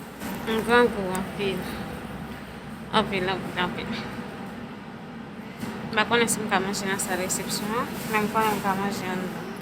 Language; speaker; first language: French; non-native, local second language; Haitian Creole